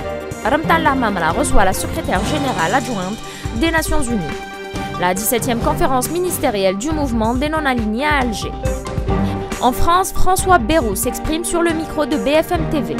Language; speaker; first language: French; non-native, local second language; Arabic